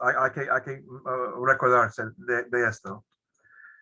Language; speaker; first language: Spanish; non-native, fluent; English